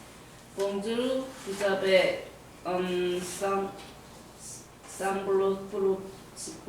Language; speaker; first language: French; non-native, learner; Korean